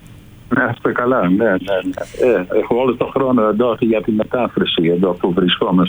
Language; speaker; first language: Greek; non-native, fluent; Dutch